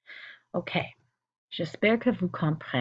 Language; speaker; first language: French; non-native, fluent; English